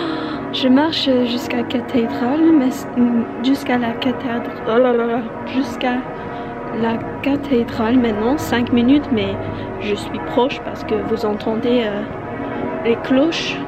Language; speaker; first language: French; non-native, learner; English